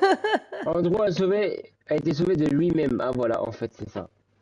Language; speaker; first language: French; native; French